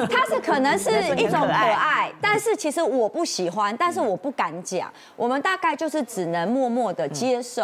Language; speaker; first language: Chinese; native; Chinese